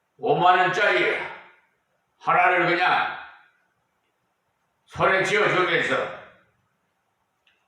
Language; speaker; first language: Korean; native; Korean